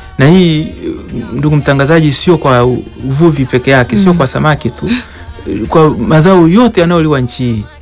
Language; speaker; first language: Swahili; native; Swahili